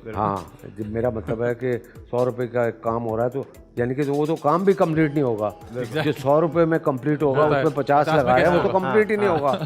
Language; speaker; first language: Urdu; native; Urdu